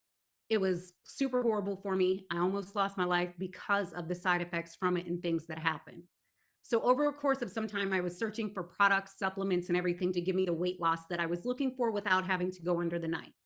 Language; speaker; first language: English; native; English